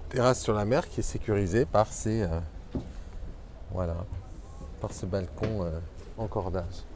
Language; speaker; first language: French; native; French